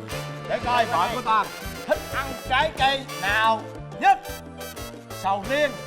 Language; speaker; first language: Vietnamese; native; Vietnamese